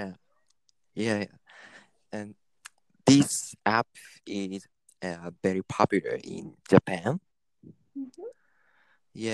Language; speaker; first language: English; non-native, learner; Japanese